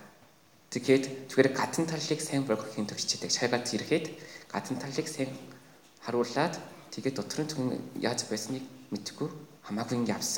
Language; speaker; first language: Mongolian; non-native, fluent; Korean